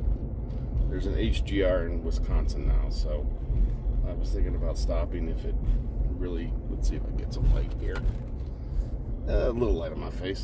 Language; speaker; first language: English; native; English